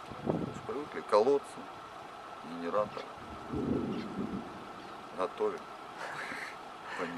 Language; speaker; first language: Russian; native; Russian